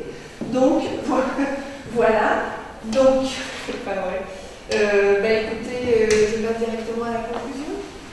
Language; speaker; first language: French; native; French